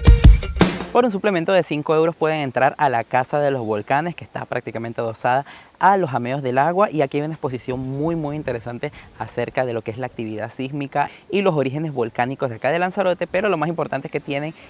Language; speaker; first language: Spanish; native; Spanish